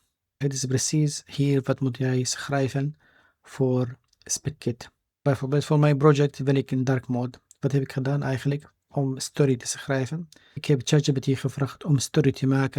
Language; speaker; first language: Dutch; non-native, fluent; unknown